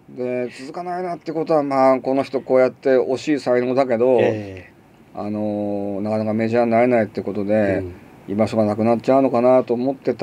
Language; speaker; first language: Japanese; native; Japanese